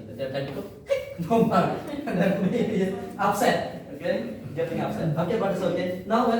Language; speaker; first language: English; non-native, fluent; Indonesian